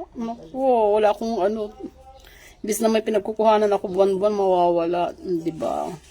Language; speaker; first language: Filipino; non-native, local second language; Iloko